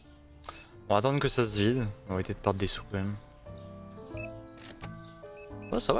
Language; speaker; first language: French; native; French